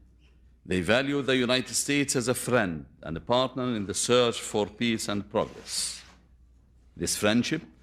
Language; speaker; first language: English; non-native, fluent; Arabic